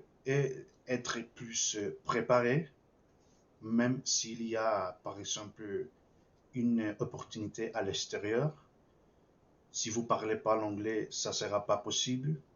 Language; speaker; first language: French; non-native, fluent; Spanish